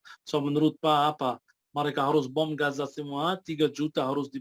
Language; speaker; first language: Indonesian; non-native, fluent; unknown